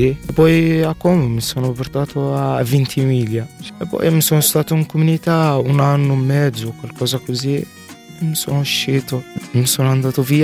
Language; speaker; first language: Italian; non-native, learner; Arabic